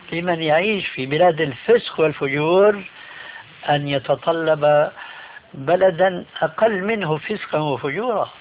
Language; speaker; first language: Arabic; early bilingual, other home language; Albanian